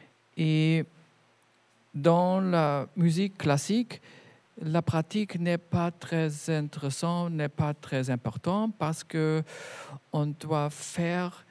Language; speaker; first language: French; non-native, fluent; German